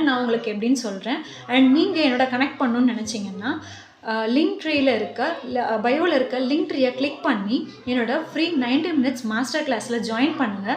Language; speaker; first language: Tamil; native; Tamil